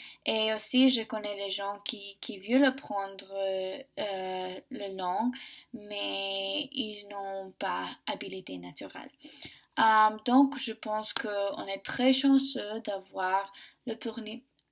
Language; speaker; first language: French; non-native, learner; English